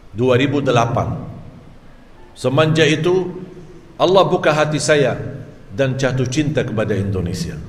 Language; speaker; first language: Malay; non-native, fluent; Arabic